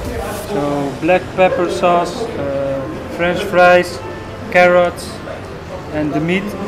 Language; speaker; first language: English; non-native, learner; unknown